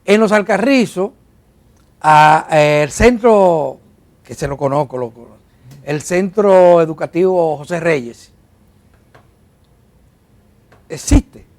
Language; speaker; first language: Spanish; native; Spanish